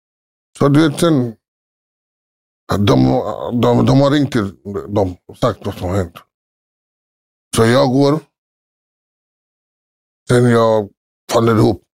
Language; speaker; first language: Swedish; early bilingual, other home language; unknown